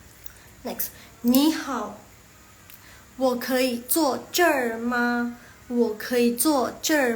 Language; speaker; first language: Chinese; non-native, fluent; Indonesian